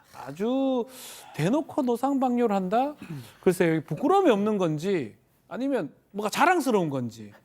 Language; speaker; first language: Korean; native; Korean